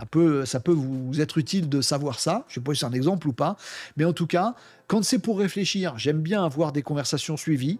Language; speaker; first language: French; native; French